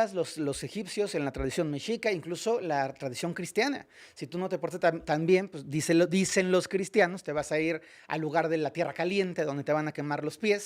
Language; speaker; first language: Spanish; native; Spanish